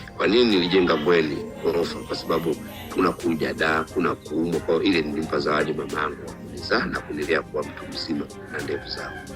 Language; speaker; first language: Swahili; native; Swahili